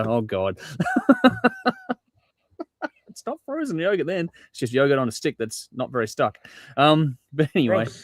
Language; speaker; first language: English; native; English